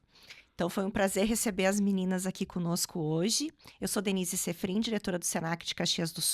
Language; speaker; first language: Portuguese; native; Portuguese